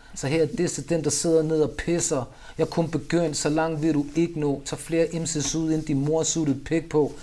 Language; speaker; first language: Danish; early bilingual, other home language; Urdu